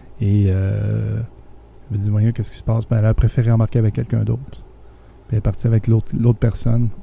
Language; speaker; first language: French; native; French